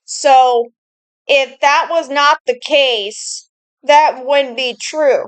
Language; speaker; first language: English; native; English